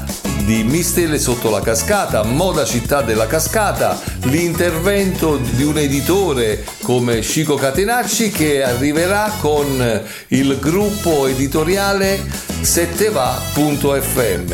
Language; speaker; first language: Italian; native; Italian